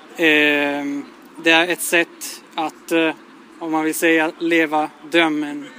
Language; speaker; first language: Swedish; non-native, fluent; Italian